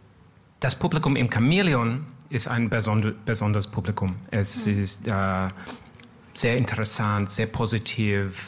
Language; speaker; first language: German; non-native, fluent; English